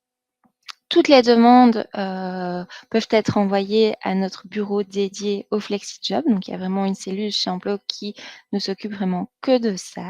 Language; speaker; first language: French; native; French